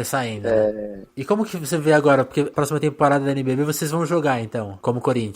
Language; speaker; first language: Portuguese; native; Portuguese